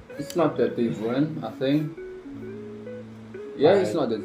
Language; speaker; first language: English; non-native, learner; Javanese